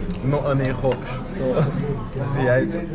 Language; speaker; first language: Russian; non-native, local second language; Chechen